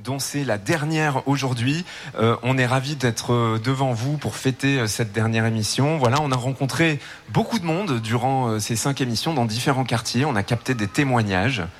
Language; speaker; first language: French; native; French